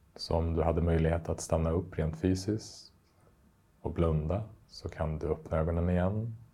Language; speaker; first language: Swedish; native; Swedish